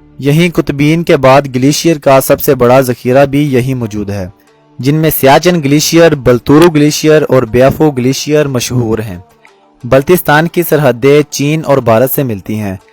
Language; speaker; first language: Urdu; non-native, local second language; Balti